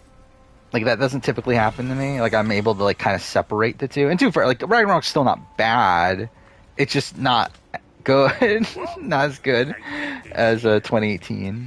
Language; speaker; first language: English; native; English